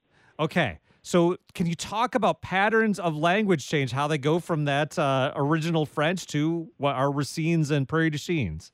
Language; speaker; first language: English; native; English